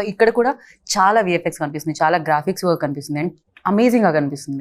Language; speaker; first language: Telugu; native; Telugu